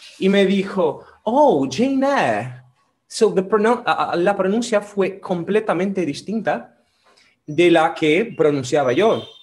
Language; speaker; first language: Spanish; non-native, fluent; Portuguese